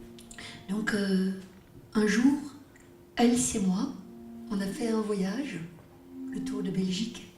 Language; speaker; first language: French; native; French